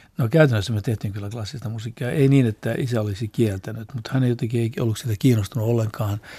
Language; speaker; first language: Finnish; non-native, local second language; Swedish